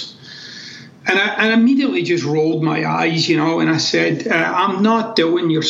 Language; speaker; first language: English; native; English